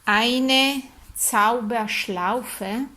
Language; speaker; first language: German; non-native, learner; Italian